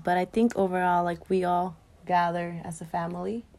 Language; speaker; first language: English; early bilingual, other home language; Spanish